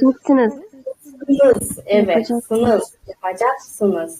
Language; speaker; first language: Turkish; non-native, fluent; Uzbek